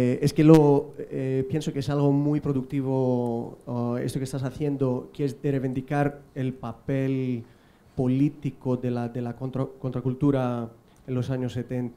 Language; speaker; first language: Spanish; non-native, fluent; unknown